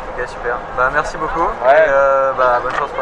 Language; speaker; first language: French; native; French